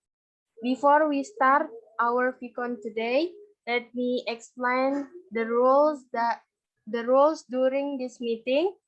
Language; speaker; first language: English; non-native, learner; Indonesian